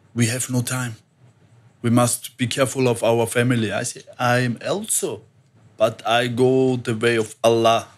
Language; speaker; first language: English; non-native, learner; German